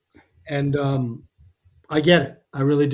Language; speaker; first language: English; native; English